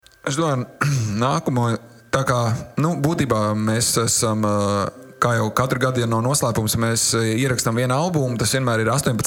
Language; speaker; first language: Latvian; native; Latvian